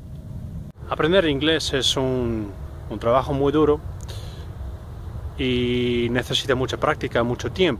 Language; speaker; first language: Spanish; non-native, fluent; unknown